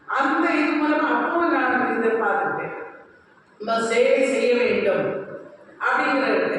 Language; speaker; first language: Tamil; non-native, local second language; Malayalam